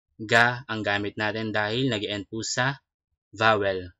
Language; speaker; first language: Filipino; native; Filipino